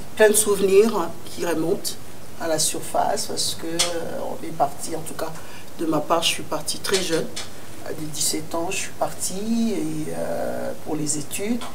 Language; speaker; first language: French; non-native, local second language; Lingala